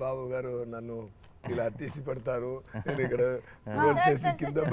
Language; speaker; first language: Telugu; non-native, learner; Tamil